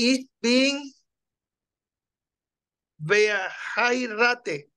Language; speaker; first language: German; non-native, learner; Spanish